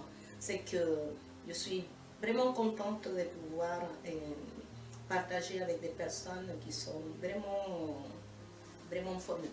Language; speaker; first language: French; non-native, fluent; Spanish